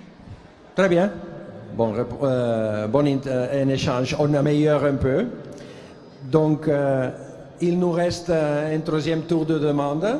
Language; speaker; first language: French; non-native, fluent; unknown